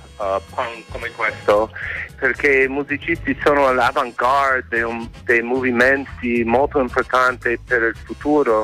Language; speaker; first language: Italian; non-native, fluent; English